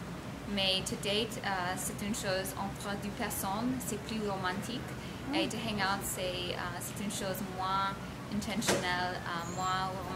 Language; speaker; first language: French; non-native, learner; English